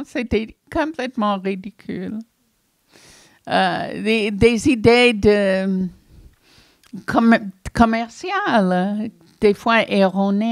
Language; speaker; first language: French; non-native, fluent; English